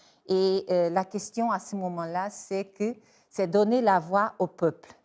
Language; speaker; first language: French; non-native, fluent; Portuguese